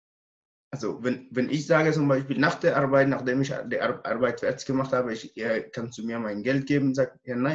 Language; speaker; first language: German; non-native, learner; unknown